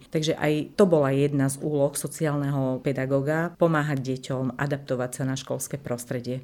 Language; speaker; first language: Slovak; non-native, local second language; Romany